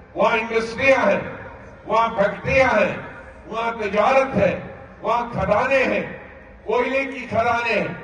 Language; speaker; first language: Urdu; non-native, local second language; Kashmiri